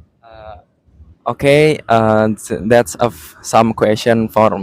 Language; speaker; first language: English; non-native, learner; Indonesian